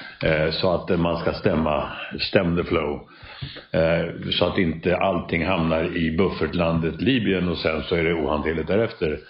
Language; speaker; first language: Swedish; native; Swedish